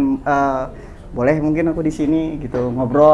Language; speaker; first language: Indonesian; native; Indonesian